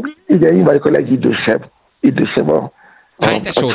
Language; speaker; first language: Hungarian; non-native, learner; Yoruba